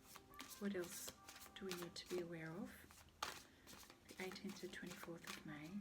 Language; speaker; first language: English; native; English